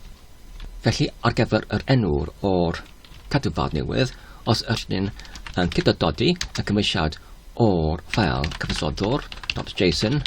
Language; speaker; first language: Welsh; non-native, learner; Polish